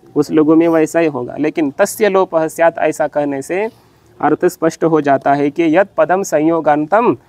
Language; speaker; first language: Hindi; non-native, local second language; Marathi